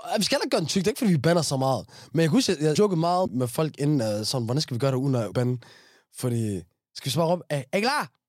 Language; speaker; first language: Danish; early bilingual, other home language; Somali